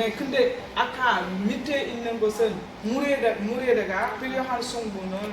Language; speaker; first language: Korean; non-native, learner; Wolof